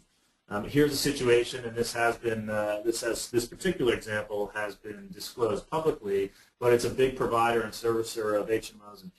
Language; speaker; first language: English; native; English